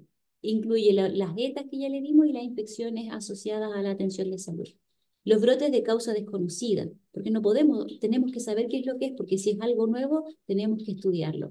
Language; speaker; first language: Spanish; native; Spanish